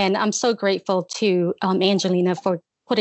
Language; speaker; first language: English; early bilingual, other home language; Khmer